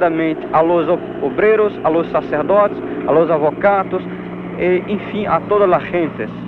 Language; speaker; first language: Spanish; non-native, learner; Portuguese